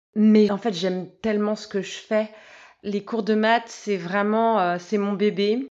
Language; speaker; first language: French; native; French